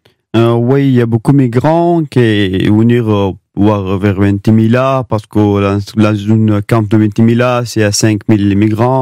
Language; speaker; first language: French; non-native, learner; Pashto